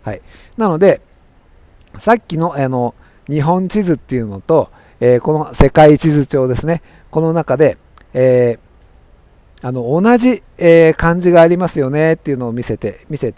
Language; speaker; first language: Japanese; native; Japanese